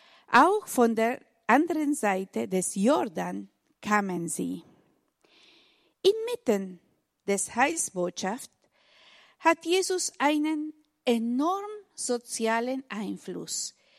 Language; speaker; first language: German; non-native, fluent; Spanish